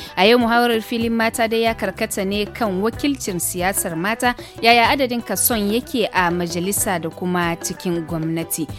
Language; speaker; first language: Hausa; native; Hausa